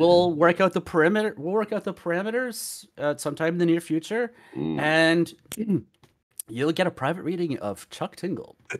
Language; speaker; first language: English; native; English